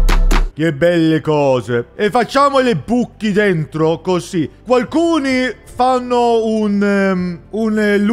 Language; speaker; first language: Italian; non-native, learner; English